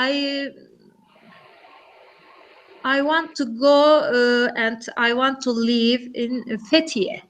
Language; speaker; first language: English; non-native, learner; Turkish